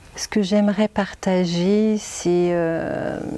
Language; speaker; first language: French; native; French